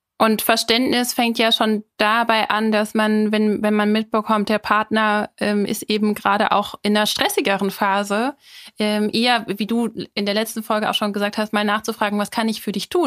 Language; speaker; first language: German; native; German